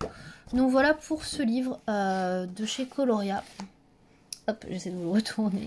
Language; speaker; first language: French; native; French